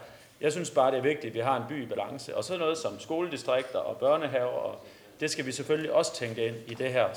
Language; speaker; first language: Danish; native; Danish